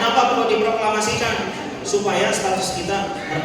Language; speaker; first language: Indonesian; non-native, local second language; Sundanese